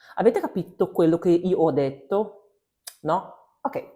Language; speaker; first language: Italian; non-native, learner; Portuguese